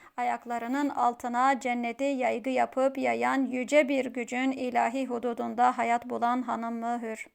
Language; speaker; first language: Turkish; native; Turkish